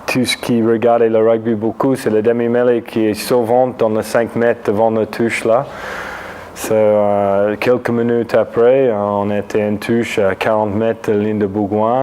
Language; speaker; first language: French; non-native, fluent; English